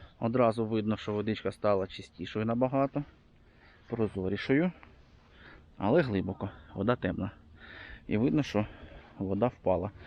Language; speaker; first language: Ukrainian; native; Ukrainian